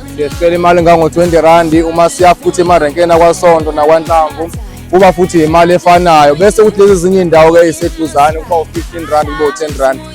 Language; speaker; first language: Zulu; native; Zulu